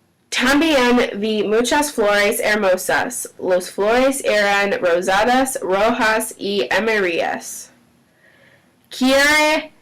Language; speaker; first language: Spanish; non-native, learner; English